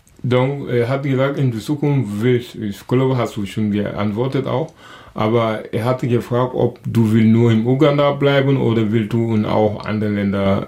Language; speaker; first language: German; non-native, learner; Wolof